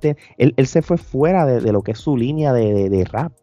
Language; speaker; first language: Spanish; native; Spanish